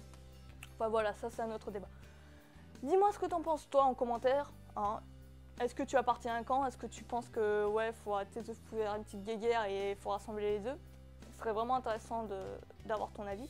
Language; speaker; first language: French; native; French